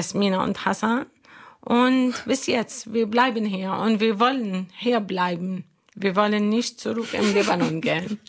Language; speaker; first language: German; non-native, learner; Arabic